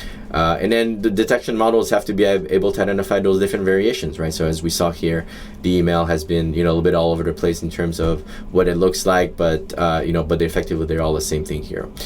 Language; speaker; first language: English; native; English